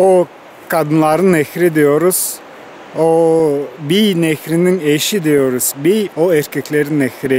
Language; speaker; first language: Turkish; non-native, learner; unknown